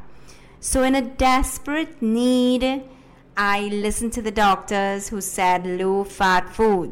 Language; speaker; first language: English; early bilingual, other home language; Spanish